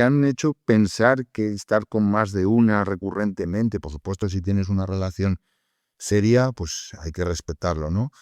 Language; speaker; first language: Spanish; native; Spanish